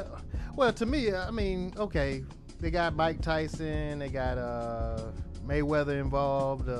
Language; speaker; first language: English; native; English